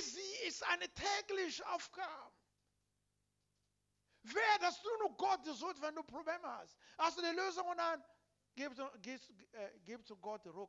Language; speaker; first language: German; non-native, learner; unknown